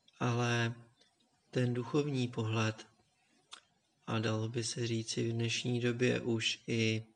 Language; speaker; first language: Czech; native; Czech